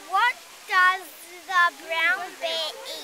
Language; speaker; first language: English; native; English